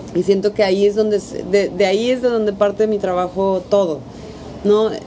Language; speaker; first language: Spanish; native; Spanish